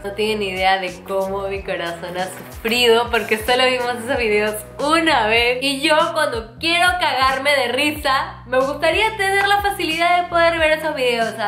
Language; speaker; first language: Spanish; native; Spanish